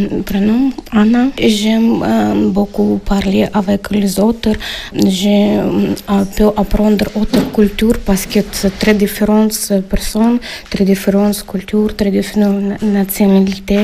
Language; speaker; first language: French; non-native, learner; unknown